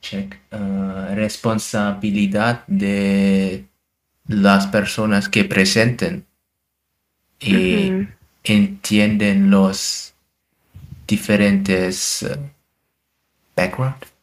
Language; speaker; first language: Spanish; non-native, learner; German